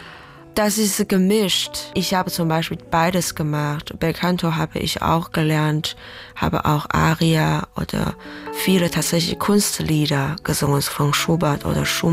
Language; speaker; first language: German; non-native, fluent; Chinese